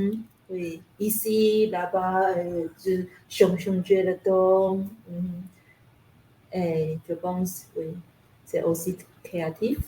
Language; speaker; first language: French; non-native, learner; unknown